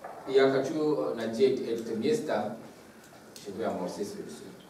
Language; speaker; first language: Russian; non-native, learner; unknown